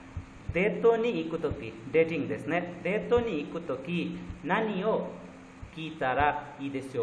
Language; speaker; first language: Japanese; non-native, fluent; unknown